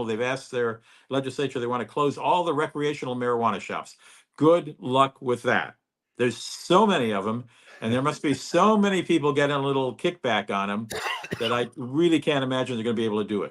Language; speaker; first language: English; native; English